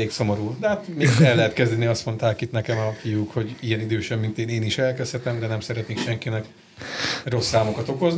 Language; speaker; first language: Hungarian; native; Hungarian